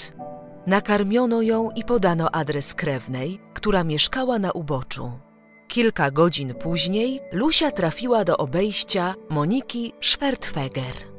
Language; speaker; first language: Polish; native; Polish